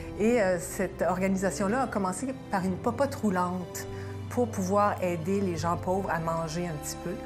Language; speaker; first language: French; native; French